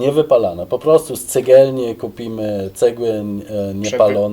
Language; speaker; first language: Polish; non-native, fluent; German